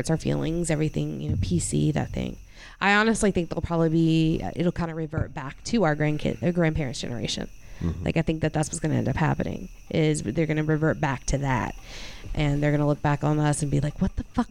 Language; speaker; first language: English; native; English